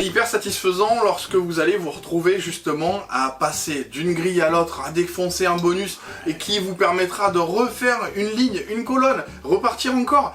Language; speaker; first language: French; native; French